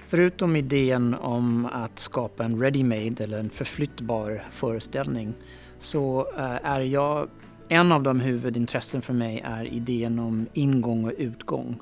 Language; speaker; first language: Swedish; non-native, fluent; English